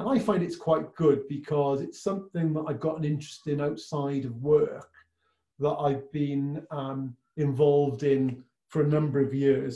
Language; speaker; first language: English; native; English